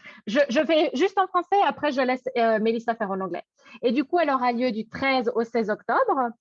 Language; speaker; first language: French; native; French